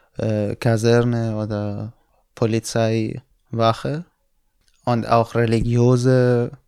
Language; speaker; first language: German; non-native, fluent; Persian